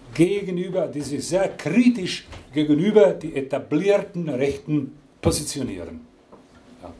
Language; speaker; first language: German; non-native, fluent; Croatian